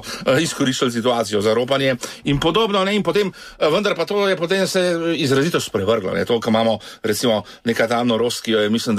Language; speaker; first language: Slovenian; native; Slovenian